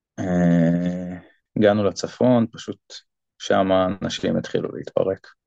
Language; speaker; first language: Hebrew; native; Hebrew